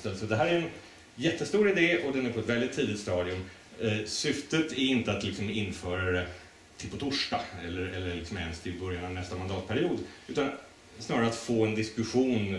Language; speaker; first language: Swedish; native; Swedish